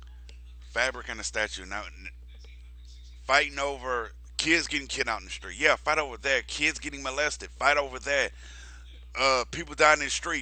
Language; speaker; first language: English; native; English